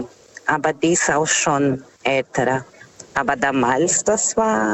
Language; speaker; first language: German; non-native, fluent; Portuguese